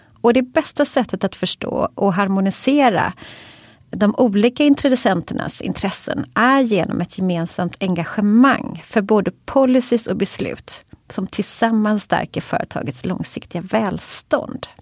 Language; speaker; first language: Swedish; native; Swedish